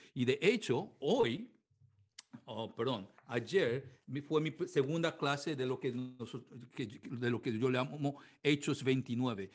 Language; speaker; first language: Spanish; non-native, fluent; Korean